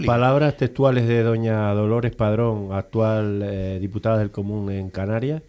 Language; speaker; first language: Spanish; native; Spanish